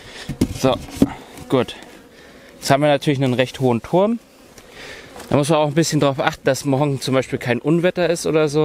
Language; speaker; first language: German; native; German